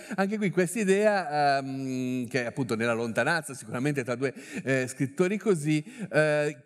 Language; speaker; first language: Italian; native; Italian